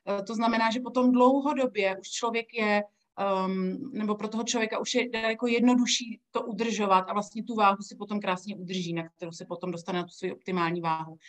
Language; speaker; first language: Czech; native; Czech